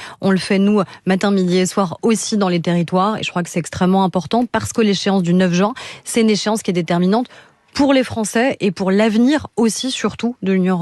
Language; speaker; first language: French; native; French